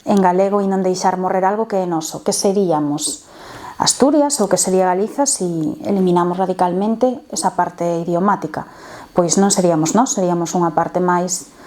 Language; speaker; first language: Galician; non-native, local second language; Spanish